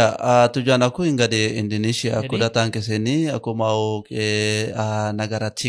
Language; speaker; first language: Indonesian; non-native, learner; Arabic